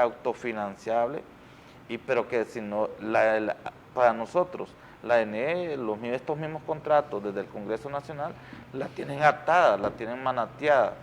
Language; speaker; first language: Spanish; native; Spanish